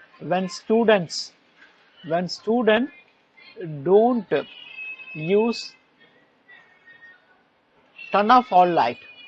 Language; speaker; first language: English; non-native, local second language; Tamil